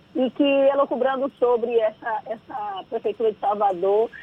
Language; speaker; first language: Portuguese; native; Portuguese